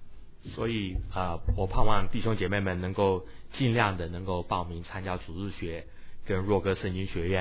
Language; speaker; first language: Chinese; native; Chinese